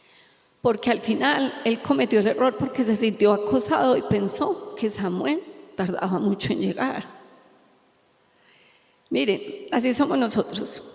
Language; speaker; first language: Spanish; native; Spanish